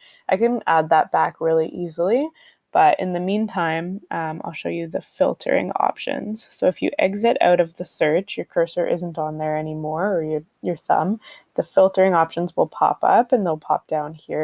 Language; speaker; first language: English; native; English